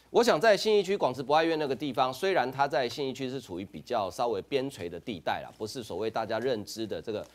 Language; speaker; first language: Chinese; non-native, local second language; Hakka Chinese